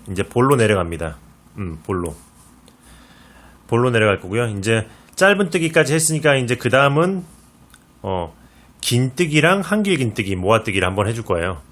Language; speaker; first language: Korean; native; Korean